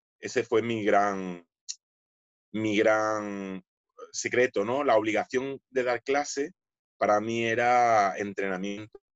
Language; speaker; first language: Spanish; native; Spanish